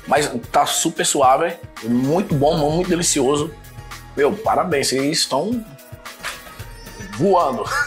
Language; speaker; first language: Portuguese; native; Portuguese